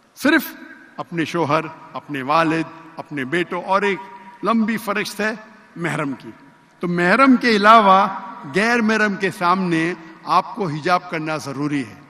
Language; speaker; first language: Urdu; non-native, local second language; Konkani